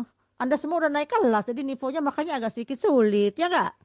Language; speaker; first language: Indonesian; native; Indonesian